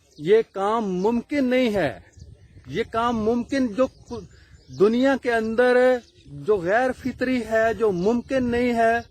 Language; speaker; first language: Urdu; non-native, local second language; Punjabi